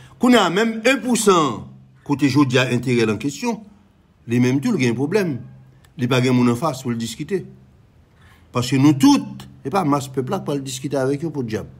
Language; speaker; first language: French; non-native, local second language; Haitian Creole